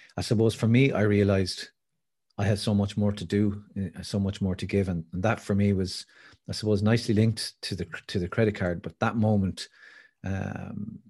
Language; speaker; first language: English; native; English